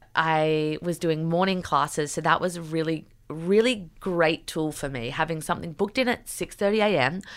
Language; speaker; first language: English; native; English